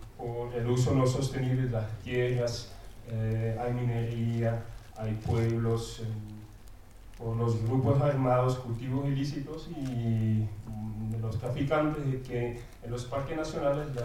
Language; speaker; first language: Spanish; non-native, fluent; Dutch